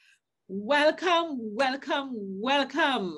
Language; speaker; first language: English; native; English